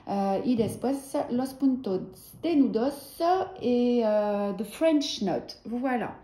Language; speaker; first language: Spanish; non-native, learner; French